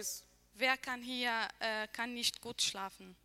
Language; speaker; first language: German; non-native, learner; Arabic